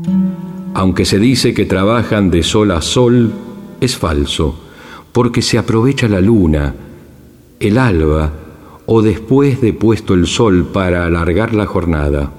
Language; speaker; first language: Spanish; native; Spanish